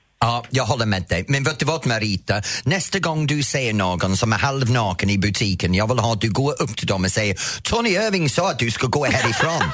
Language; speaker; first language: Swedish; non-native, fluent; English